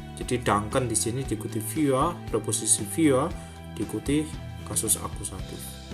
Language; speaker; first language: Indonesian; native; Indonesian